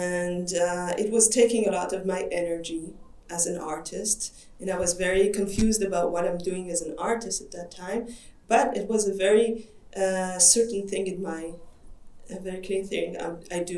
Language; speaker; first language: English; non-native, fluent; Hebrew